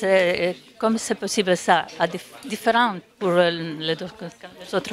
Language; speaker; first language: French; non-native, learner; Italian